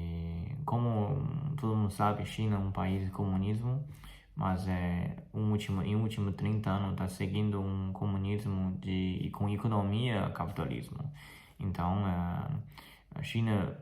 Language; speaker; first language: Portuguese; non-native, fluent; Chinese